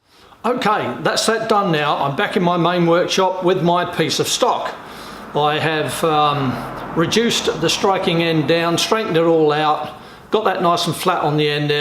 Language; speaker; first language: English; native; English